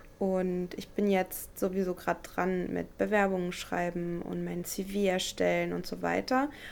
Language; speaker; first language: German; native; German